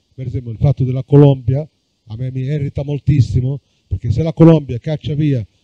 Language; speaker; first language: Italian; non-native, fluent; Arabic